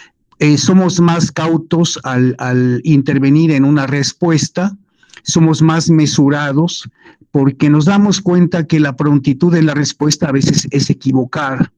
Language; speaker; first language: Spanish; native; Spanish